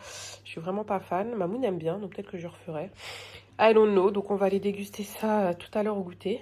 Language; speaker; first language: French; native; French